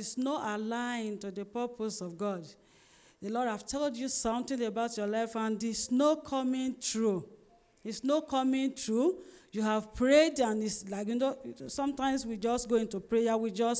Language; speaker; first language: English; non-native, local second language; Yoruba